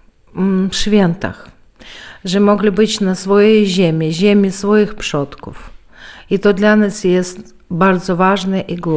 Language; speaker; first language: Polish; early bilingual, heritage; Polish